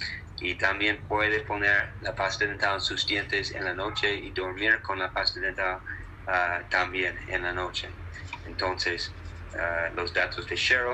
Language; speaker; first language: Spanish; non-native, fluent; English